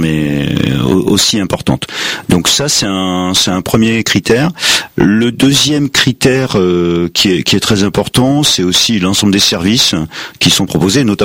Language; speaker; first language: French; native; French